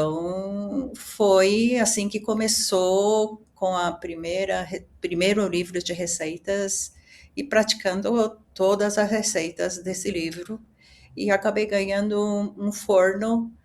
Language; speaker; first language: Portuguese; early bilingual, other home language; Japanese